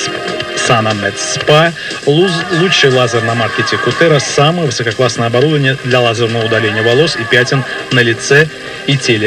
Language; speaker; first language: Russian; native; Russian